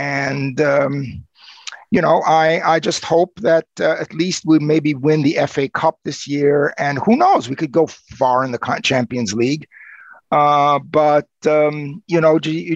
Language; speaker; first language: English; non-native, fluent; Romanian